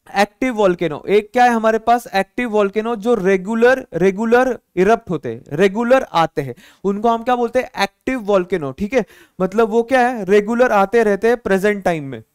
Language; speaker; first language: Hindi; non-native, local second language; Marathi